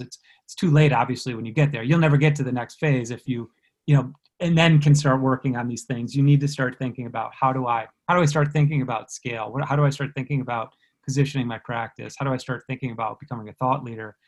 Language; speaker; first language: English; native; English